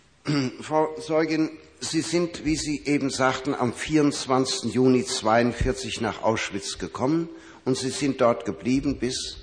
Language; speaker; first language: German; native; German